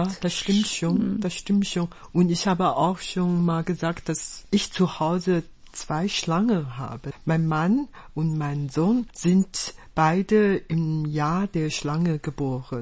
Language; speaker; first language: German; non-native, fluent; Chinese